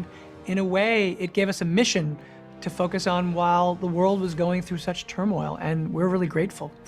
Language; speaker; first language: English; native; English